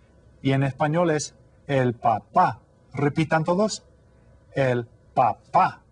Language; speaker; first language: Spanish; non-native, fluent; English